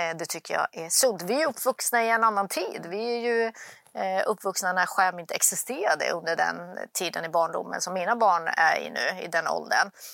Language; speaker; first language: Swedish; early bilingual, other home language; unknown